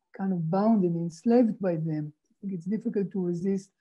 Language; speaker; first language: English; non-native, fluent; Hebrew